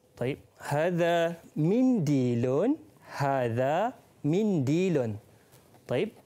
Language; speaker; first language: Arabic; non-native, fluent; Malay